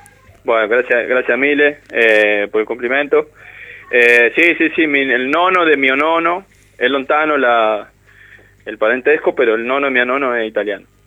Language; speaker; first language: Italian; non-native, learner; Spanish